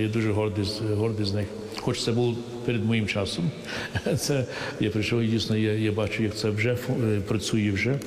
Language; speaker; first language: Ukrainian; early bilingual, heritage; English